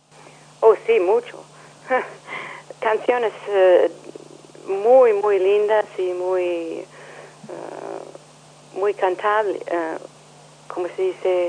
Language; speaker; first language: Spanish; non-native, learner; English